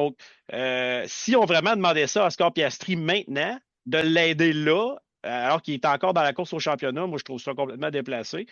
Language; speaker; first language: French; native; French